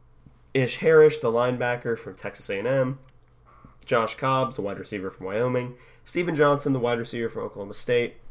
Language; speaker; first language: English; native; English